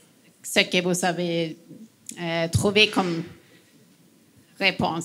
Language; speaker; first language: French; non-native, fluent; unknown